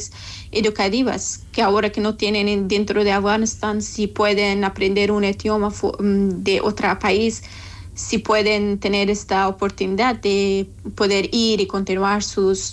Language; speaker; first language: Spanish; non-native, learner; Persian